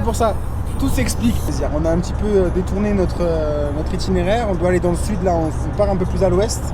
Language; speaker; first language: French; native; French